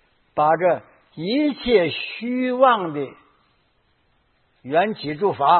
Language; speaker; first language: Chinese; native; Chinese